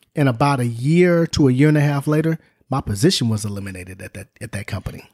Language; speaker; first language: English; native; English